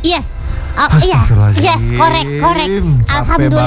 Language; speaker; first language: English; non-native, learner; Indonesian